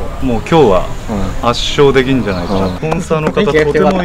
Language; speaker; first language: Japanese; native; Japanese